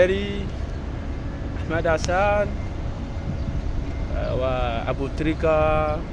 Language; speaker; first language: Arabic; non-native, learner; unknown